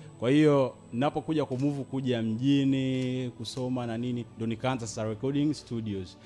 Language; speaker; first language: Swahili; native; Swahili